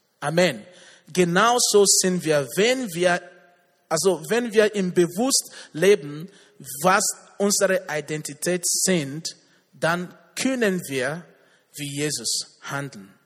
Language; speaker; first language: German; non-native, learner; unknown